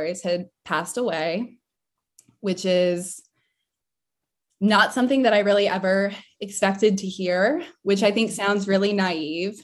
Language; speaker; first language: English; native; English